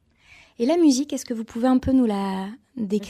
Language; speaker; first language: French; native; French